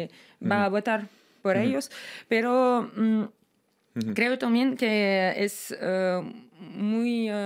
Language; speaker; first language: Spanish; non-native, fluent; Russian